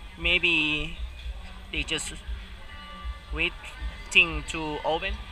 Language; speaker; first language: English; non-native, learner; Thai